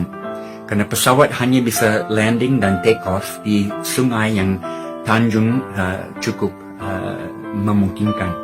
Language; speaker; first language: Indonesian; non-native, fluent; English